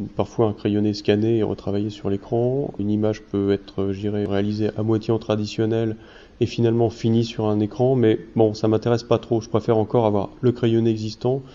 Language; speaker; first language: French; native; French